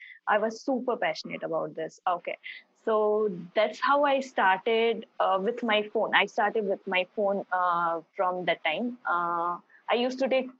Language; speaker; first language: English; non-native, local second language; Hindi